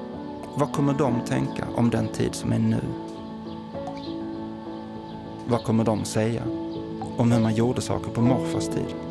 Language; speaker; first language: Swedish; native; Swedish